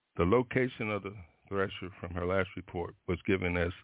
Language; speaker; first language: English; native; English